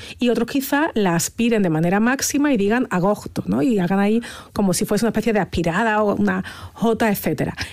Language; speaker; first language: Spanish; native; Spanish